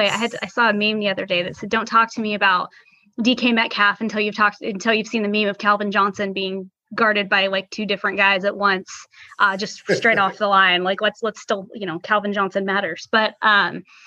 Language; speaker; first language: English; native; English